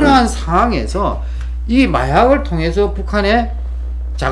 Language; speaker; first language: Korean; native; Korean